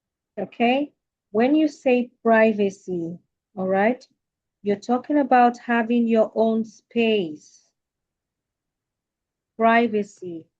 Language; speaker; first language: English; non-native, fluent; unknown